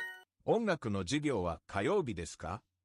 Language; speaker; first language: Japanese; non-native, learner; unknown